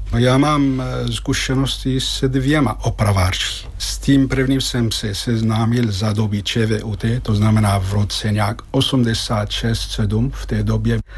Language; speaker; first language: Czech; non-native, fluent; Arabic